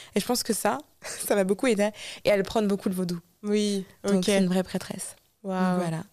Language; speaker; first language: French; native; French